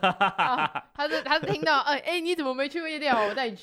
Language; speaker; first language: Chinese; native; Chinese